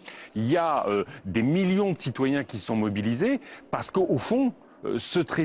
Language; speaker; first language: French; native; French